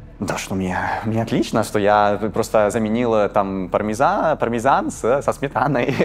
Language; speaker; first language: Russian; non-native, fluent; Italian